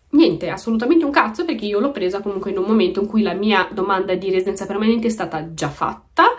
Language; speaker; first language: Italian; early bilingual, other home language; Romanian